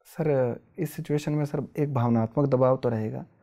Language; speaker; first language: Hindi; native; Hindi